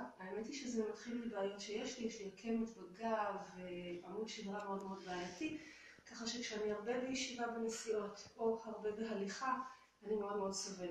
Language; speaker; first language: Hebrew; native; Hebrew